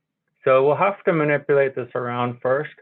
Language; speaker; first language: English; native; English